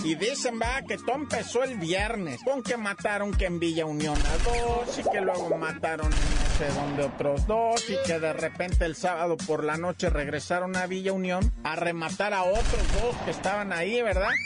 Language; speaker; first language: Spanish; native; Spanish